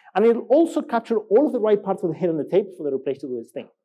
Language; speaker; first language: English; non-native, fluent; Spanish